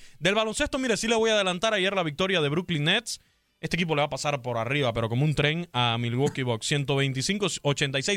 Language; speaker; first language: Spanish; native; Spanish